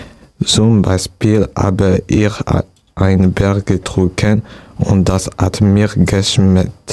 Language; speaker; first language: German; non-native, learner; French